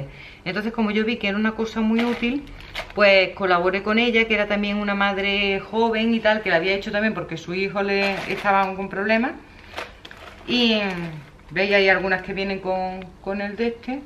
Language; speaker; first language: Spanish; native; Spanish